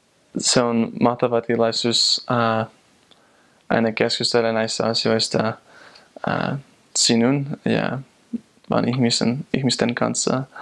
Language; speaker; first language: Finnish; non-native, fluent; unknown